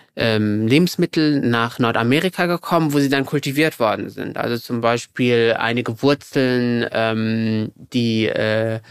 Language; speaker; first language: German; early bilingual, other home language; Arabic